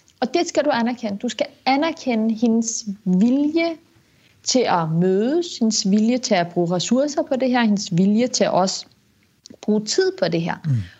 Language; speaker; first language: Danish; early bilingual, other home language; Kurdish